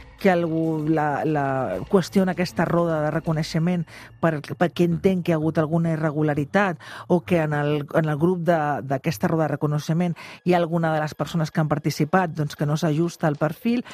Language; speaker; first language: Catalan; non-native, local second language; Spanish